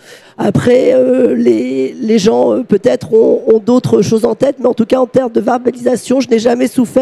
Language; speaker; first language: French; native; French